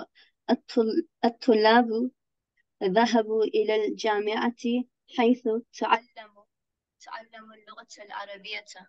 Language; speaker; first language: Arabic; non-native, learner; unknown